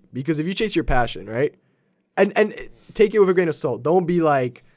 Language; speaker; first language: English; early bilingual, other home language; Polish